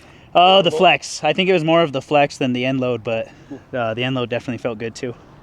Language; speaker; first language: English; native; English